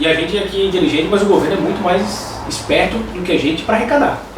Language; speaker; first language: Portuguese; native; Portuguese